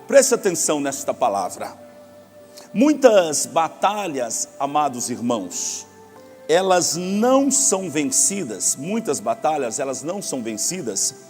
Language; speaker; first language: Portuguese; native; Portuguese